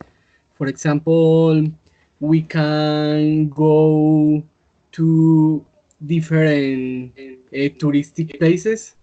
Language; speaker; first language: English; non-native, learner; Spanish